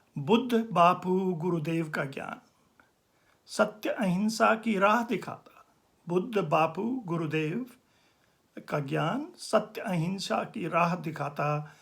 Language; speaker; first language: Hindi; native; Hindi